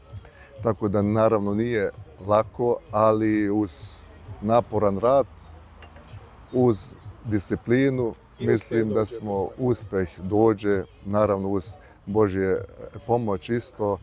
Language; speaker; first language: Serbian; early bilingual, heritage; Bosnian